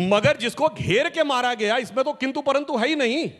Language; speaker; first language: Hindi; native; Hindi